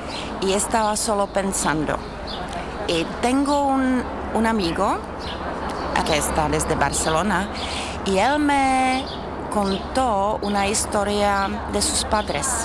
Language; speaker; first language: Spanish; non-native, fluent; Czech